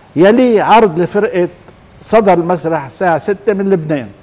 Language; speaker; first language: Arabic; native; Arabic